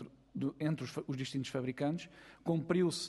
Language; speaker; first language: Portuguese; native; Portuguese